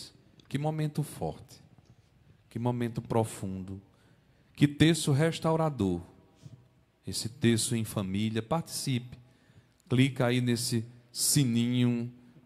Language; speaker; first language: Portuguese; native; Portuguese